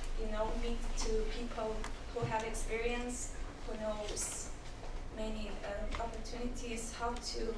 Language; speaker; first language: English; non-native, learner; Ukrainian